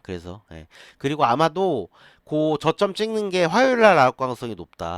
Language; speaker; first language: Korean; native; Korean